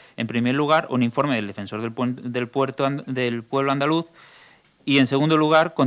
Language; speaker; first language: Spanish; native; Spanish